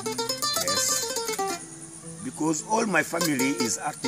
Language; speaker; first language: English; non-native, learner; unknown